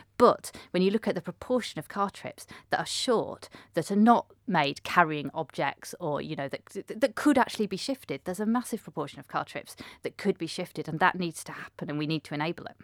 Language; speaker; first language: English; native; English